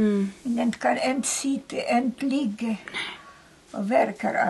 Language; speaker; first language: Swedish; early bilingual, heritage; Swedish